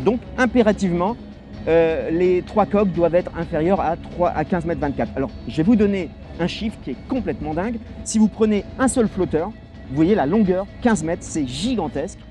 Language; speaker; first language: French; native; French